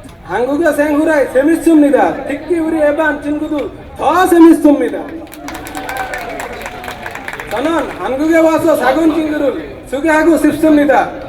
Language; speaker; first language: Korean; non-native, learner; Bangla